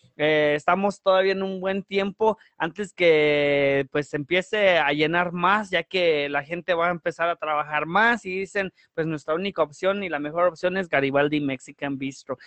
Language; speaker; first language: Spanish; early bilingual, heritage; Spanish